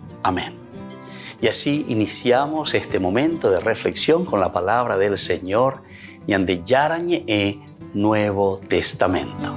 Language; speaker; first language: Spanish; native; Spanish